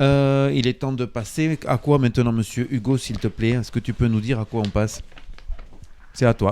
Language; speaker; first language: French; native; French